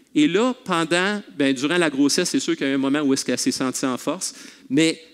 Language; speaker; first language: French; native; French